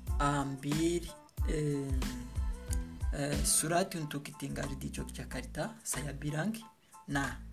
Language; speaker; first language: Indonesian; non-native, learner; Kinyarwanda